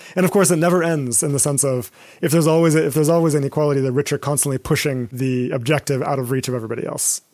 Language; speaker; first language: English; native; English